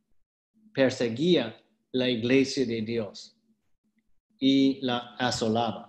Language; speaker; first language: Spanish; non-native, fluent; English